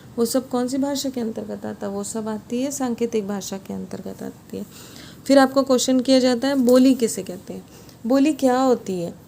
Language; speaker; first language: Hindi; native; Hindi